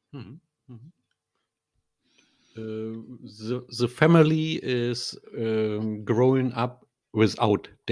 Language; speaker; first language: English; non-native, learner; German